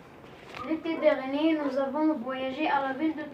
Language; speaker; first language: French; non-native, learner; Arabic